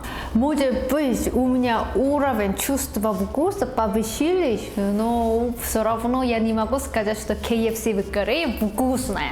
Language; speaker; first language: Russian; non-native, learner; Korean